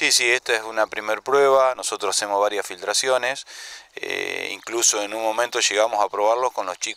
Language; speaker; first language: Spanish; native; Spanish